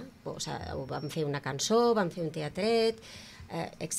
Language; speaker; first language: Catalan; native; Catalan